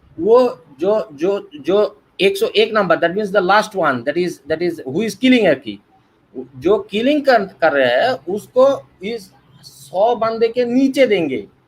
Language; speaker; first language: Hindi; non-native, learner; Bangla